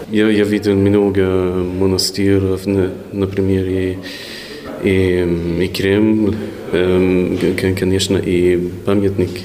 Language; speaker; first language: Russian; non-native, learner; Swedish